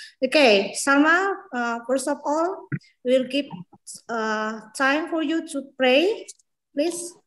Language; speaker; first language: English; non-native, fluent; Indonesian